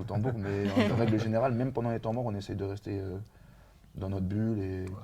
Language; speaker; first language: French; native; French